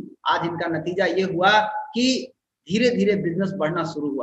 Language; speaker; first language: Hindi; native; Hindi